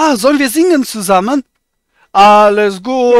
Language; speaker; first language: German; native; German